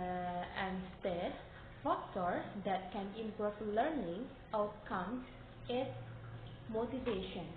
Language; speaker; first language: English; non-native, learner; Indonesian